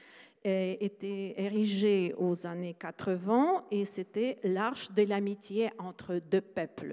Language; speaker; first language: French; non-native, fluent; Ukrainian